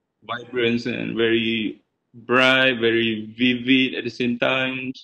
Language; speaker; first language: English; non-native, local second language; Malay